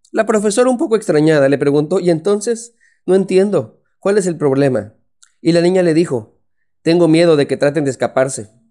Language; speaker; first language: Spanish; native; Spanish